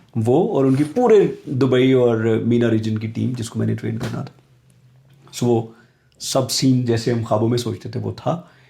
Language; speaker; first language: Urdu; non-native, local second language; Punjabi